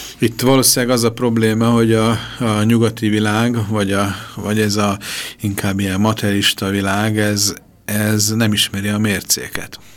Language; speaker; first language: Hungarian; native; Hungarian